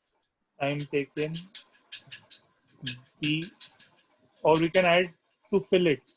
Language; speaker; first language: English; non-native, local second language; Hindi